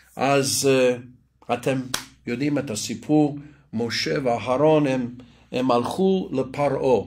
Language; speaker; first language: Hebrew; non-native, fluent; English